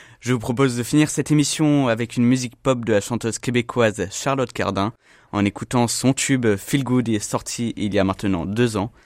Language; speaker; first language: French; native; French